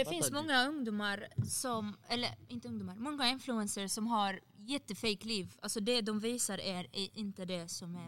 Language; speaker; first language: Swedish; early bilingual, other home language; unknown